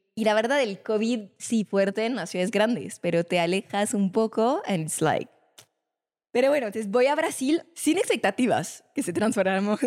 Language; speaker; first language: Spanish; non-native, fluent; French